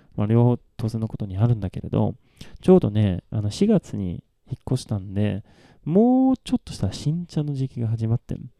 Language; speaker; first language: Japanese; non-native, fluent; Swedish